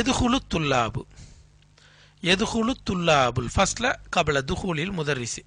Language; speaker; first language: Arabic; non-native, fluent; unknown